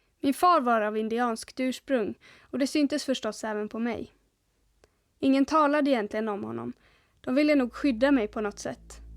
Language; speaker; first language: Swedish; native; Swedish